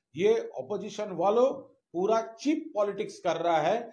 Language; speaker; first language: Hindi; non-native, local second language; Bangla